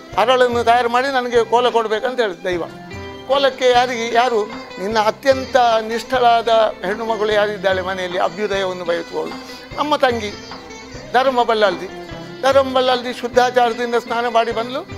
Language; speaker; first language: Kannada; non-native, local second language; Tulu